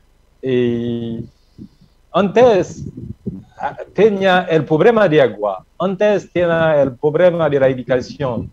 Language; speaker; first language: Spanish; non-native, learner; Haitian Creole